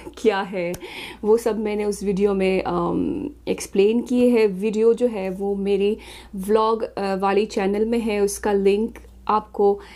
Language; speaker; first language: Urdu; non-native, fluent; Arabic